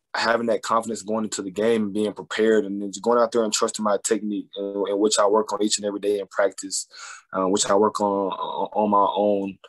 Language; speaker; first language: English; native; English